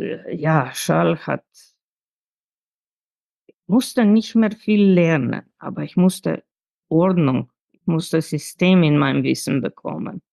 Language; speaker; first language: German; non-native, fluent; Slovenian